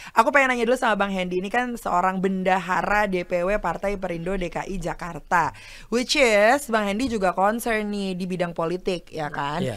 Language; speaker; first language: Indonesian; native; Indonesian